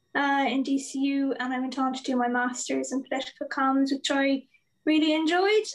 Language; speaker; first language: English; native; English